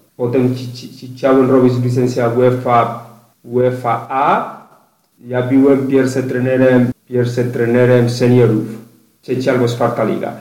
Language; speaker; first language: Polish; non-native, learner; Spanish